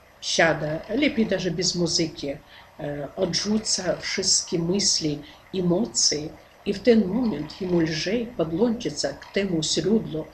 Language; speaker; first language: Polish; non-native, learner; Ukrainian